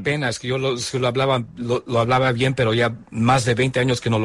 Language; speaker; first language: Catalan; non-native, learner; English